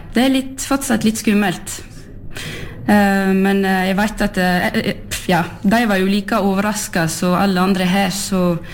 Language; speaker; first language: Norwegian; early bilingual, heritage; French